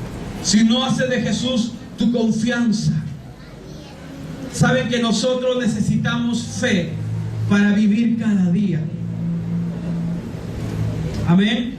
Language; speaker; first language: Spanish; native; Spanish